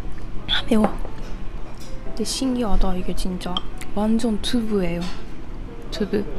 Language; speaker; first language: Korean; non-native, fluent; Japanese